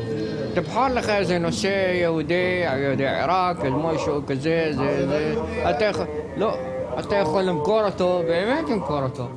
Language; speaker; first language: Hebrew; non-native, fluent; Arabic